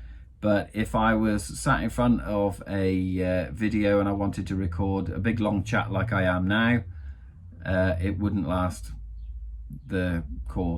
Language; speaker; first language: English; native; English